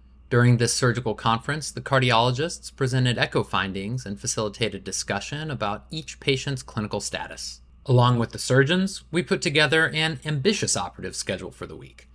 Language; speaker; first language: English; native; English